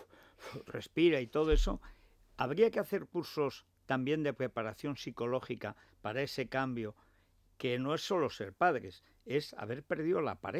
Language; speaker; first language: Spanish; native; Spanish